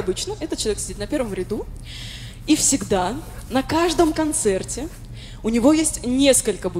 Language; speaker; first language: Russian; native; Russian